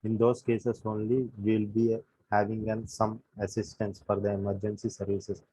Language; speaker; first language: English; non-native, local second language; Telugu